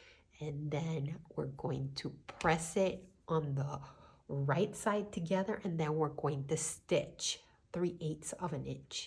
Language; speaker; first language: English; native; English